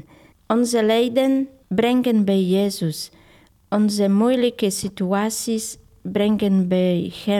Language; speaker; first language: Dutch; non-native, fluent; Polish